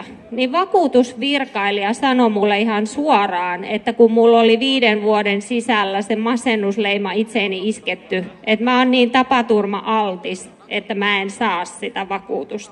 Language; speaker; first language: Finnish; native; Finnish